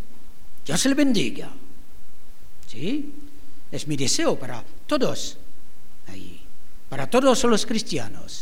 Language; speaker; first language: Spanish; non-native, fluent; French